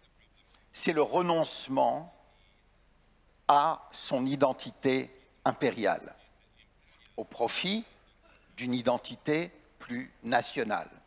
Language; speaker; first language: French; native; French